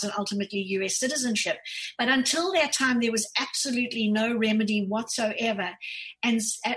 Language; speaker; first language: English; native; English